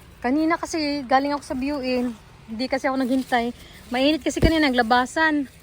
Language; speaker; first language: Filipino; native; Filipino